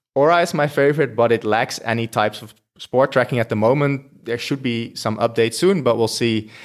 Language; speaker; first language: English; non-native, fluent; Dutch